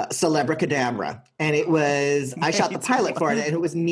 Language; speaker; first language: English; native; English